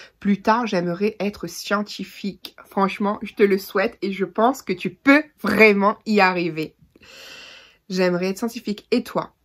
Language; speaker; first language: French; native; French